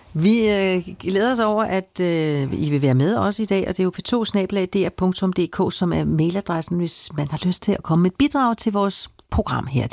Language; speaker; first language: Danish; native; Danish